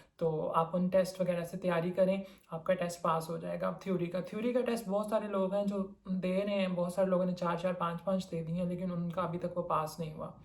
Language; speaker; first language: Urdu; non-native, local second language; Punjabi